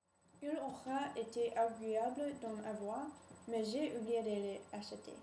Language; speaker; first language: French; non-native, learner; English